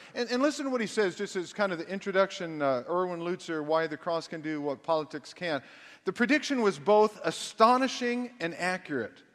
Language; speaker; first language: English; native; English